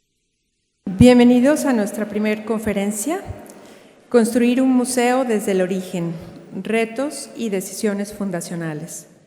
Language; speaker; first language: Spanish; native; Spanish